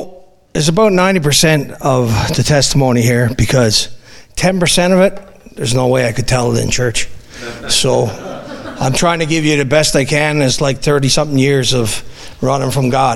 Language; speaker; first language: English; native; English